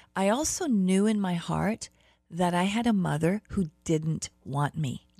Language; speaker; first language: English; early bilingual, other home language; German